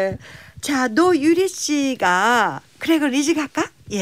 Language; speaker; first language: Korean; native; Korean